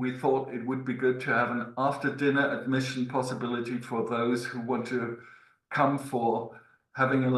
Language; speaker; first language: English; non-native, fluent; German